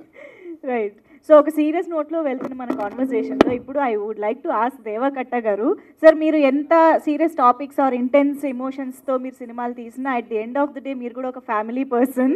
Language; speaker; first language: Telugu; native; Telugu